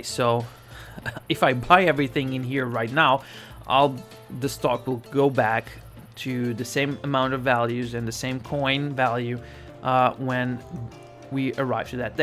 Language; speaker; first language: English; non-native, fluent; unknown